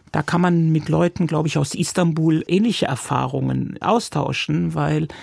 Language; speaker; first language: German; non-native, local second language; Yiddish